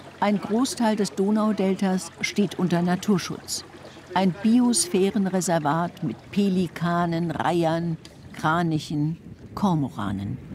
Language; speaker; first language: German; native; German